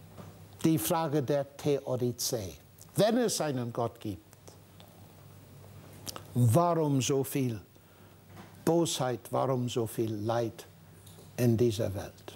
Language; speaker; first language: German; non-native, fluent; English